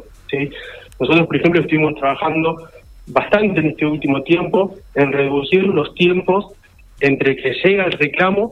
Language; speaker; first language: Spanish; native; Spanish